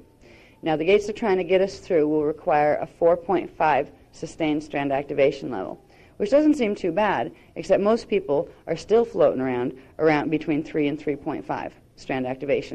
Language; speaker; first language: English; native; English